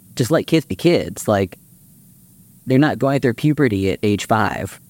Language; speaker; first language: English; native; English